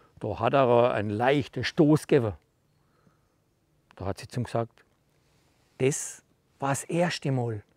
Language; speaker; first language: German; native; German